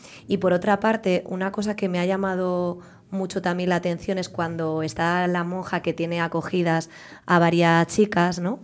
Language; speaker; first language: Spanish; native; Spanish